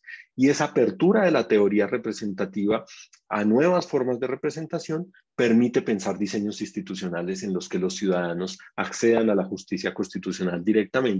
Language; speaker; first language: Spanish; native; Spanish